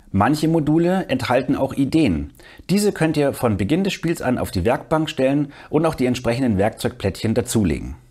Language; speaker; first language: German; native; German